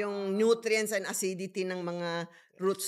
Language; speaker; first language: Filipino; native; Filipino